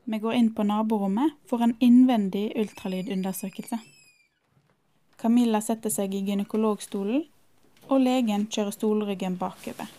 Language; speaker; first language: Norwegian; native; Norwegian